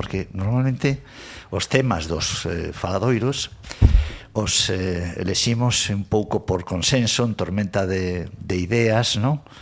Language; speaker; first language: Galician; non-native, local second language; Spanish